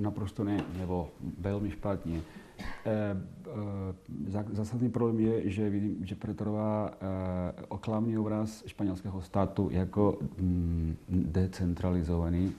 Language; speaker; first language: Czech; non-native, fluent; Catalan